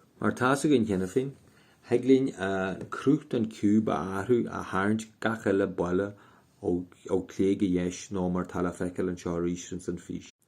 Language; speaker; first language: Irish; native; Irish